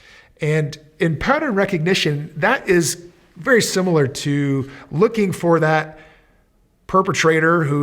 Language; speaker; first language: English; native; English